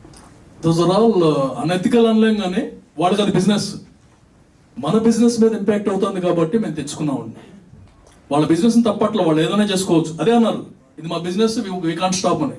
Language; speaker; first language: Telugu; native; Telugu